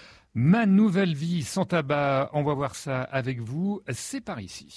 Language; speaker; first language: French; native; French